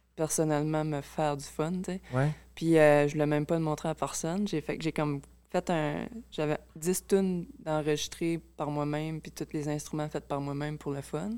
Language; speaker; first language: French; native; French